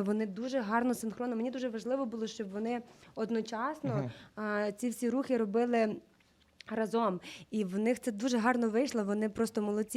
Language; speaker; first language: Ukrainian; native; Ukrainian